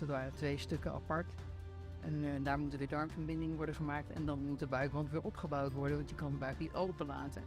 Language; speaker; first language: Dutch; native; Dutch